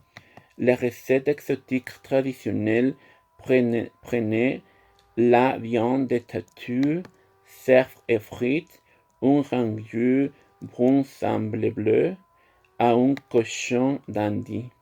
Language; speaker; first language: French; non-native, learner; Spanish